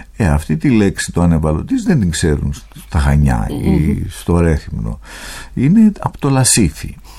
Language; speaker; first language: Greek; native; Greek